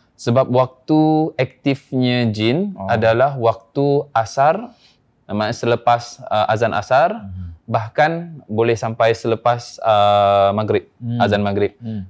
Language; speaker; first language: Malay; native; Malay